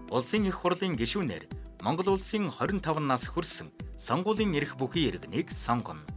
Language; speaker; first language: Mongolian; native; Mongolian